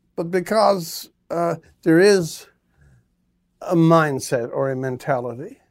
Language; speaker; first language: English; native; English